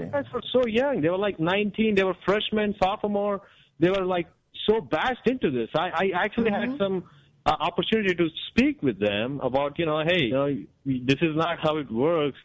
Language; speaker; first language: English; non-native, local second language; Kannada